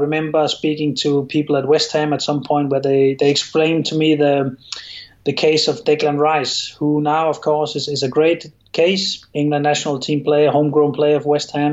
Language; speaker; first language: English; non-native, fluent; Danish